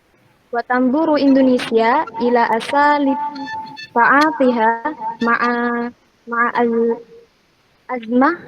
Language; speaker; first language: Arabic; non-native, learner; Indonesian